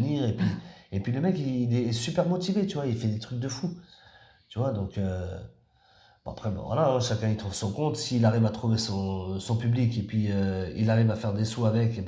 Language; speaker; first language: French; native; French